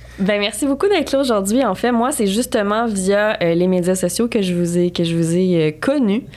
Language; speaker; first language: French; native; French